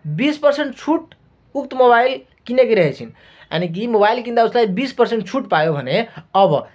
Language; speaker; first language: Nepali; non-native, local second language; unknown